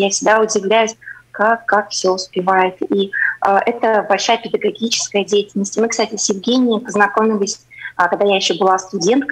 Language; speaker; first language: Russian; native; Russian